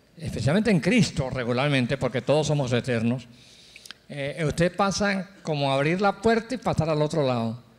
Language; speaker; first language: Spanish; native; Spanish